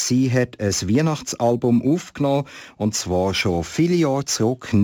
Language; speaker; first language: German; native; German